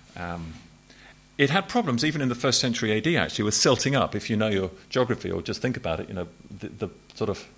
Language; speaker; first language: English; native; English